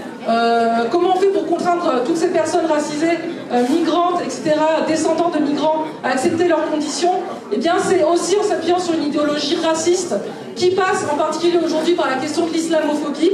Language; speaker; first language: French; native; French